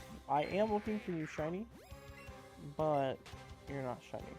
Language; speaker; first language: English; native; English